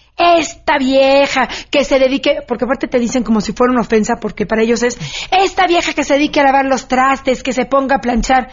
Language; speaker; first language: Spanish; native; Spanish